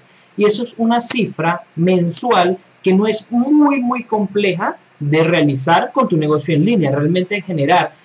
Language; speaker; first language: Spanish; native; Spanish